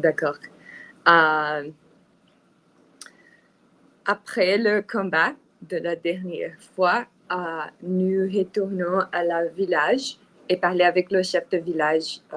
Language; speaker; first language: French; non-native, learner; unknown